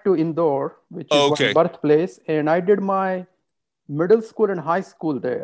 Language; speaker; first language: English; non-native, local second language; Hindi